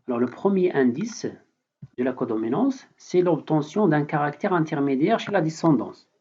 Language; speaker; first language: French; non-native, local second language; Arabic